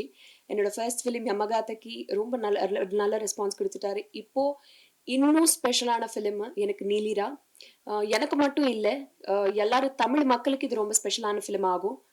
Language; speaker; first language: Tamil; non-native, learner; Telugu